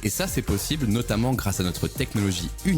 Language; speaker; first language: French; native; French